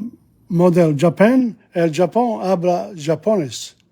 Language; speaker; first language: Spanish; non-native, learner; English